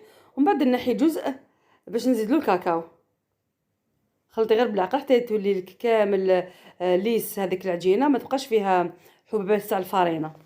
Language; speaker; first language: Arabic; native; Arabic